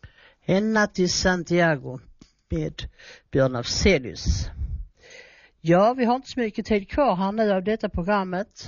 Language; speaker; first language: Swedish; native; Swedish